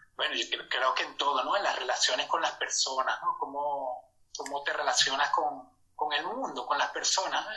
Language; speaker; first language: Spanish; native; Spanish